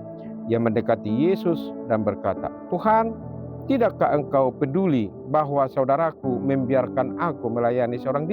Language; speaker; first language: Indonesian; native; Indonesian